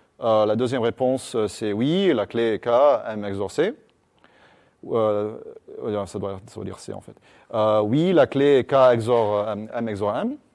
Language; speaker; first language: French; native; French